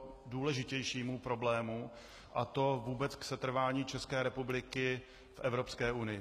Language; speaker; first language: Czech; native; Czech